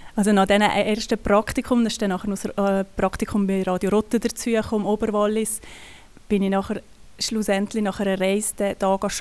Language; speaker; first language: German; native; German